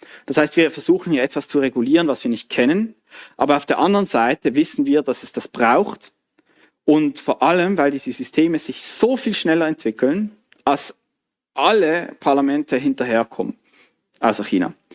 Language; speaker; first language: German; native; German